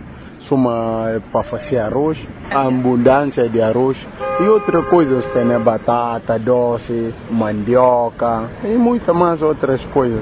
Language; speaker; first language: Portuguese; non-native, learner; Upper Guinea Crioulo